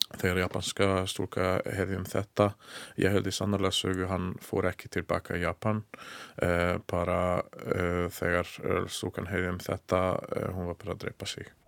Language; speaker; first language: Icelandic; non-native, learner; Hungarian